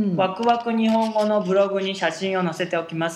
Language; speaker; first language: Japanese; native; Japanese